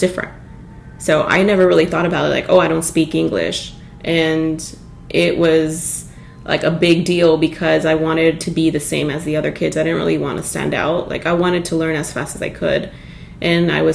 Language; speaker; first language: English; early bilingual, other home language; Spanish